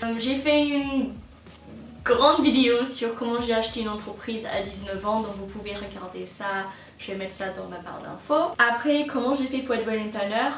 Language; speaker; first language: French; non-native, fluent; English